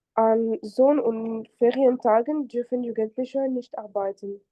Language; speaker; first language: German; non-native, fluent; French